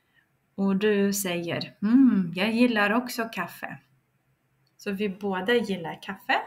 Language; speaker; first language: Swedish; non-native, fluent; Russian